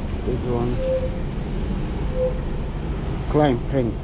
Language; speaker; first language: English; non-native, learner; Armenian